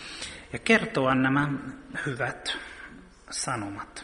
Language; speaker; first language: Finnish; early bilingual, heritage; Finnish